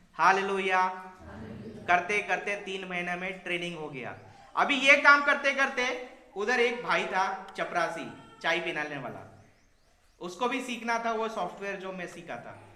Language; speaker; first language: Hindi; native; Hindi